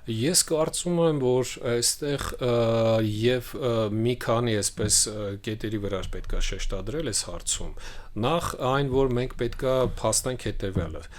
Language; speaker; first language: Armenian; native; Armenian